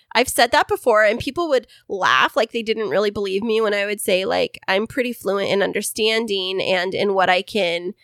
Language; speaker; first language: English; early bilingual, other home language; Spanish